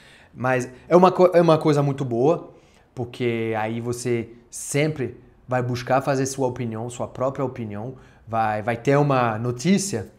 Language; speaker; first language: Portuguese; non-native, fluent; French